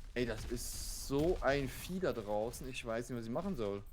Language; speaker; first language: German; native; German